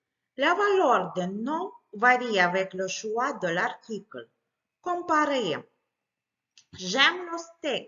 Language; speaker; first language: French; non-native, fluent; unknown